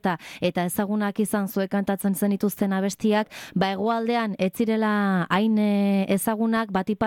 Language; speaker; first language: Basque; native; Basque